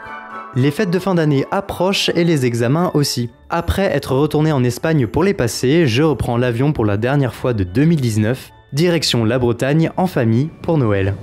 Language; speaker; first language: French; native; French